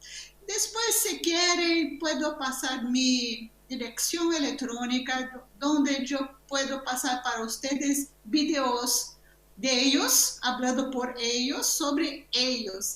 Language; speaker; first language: Spanish; non-native, learner; Portuguese